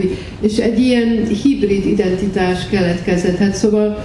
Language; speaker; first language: Hungarian; early bilingual, heritage; Hungarian